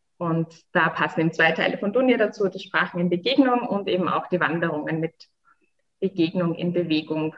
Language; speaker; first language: German; native; German